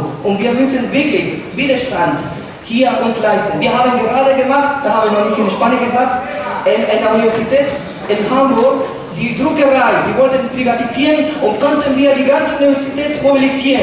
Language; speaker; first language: German; non-native, learner; Spanish